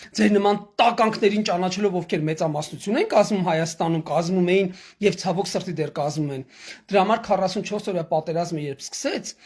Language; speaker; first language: Armenian; native; Armenian